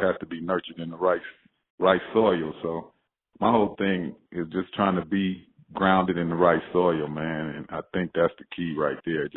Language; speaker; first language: English; native; English